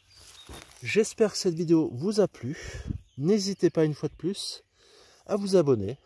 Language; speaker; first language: French; native; French